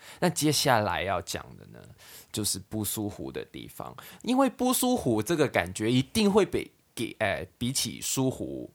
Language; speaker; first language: Chinese; non-native, local second language; Cantonese